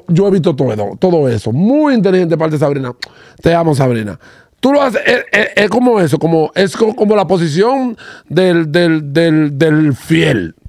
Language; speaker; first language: Spanish; native; Spanish